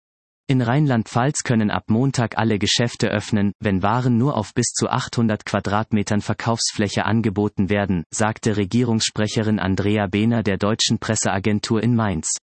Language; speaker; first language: German; native; German